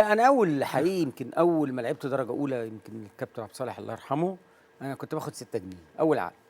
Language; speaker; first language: Arabic; native; Arabic